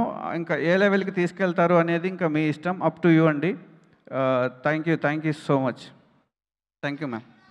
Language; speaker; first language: Telugu; native; Telugu